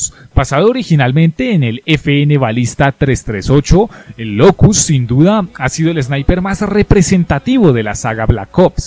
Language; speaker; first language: Spanish; native; Spanish